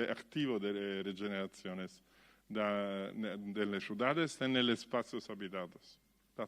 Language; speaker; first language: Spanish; non-native, learner; Italian